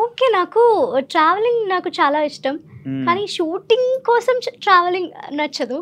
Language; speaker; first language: Telugu; non-native, learner; Malayalam